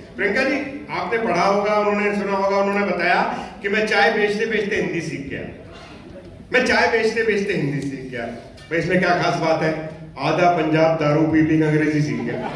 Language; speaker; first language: Hindi; non-native, local second language; Punjabi